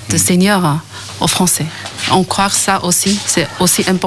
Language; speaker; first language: French; non-native, learner; Chinese